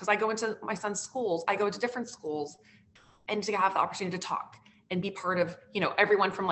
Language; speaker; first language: English; native; English